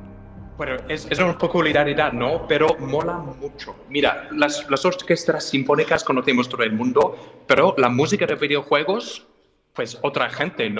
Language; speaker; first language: Spanish; non-native, fluent; English